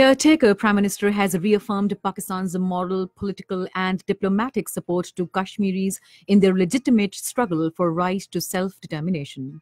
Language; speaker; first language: English; non-native, local second language; Urdu